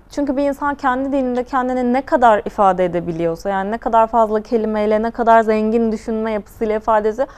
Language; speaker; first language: Turkish; native; Turkish